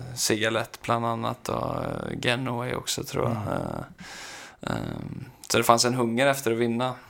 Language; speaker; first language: Swedish; native; Swedish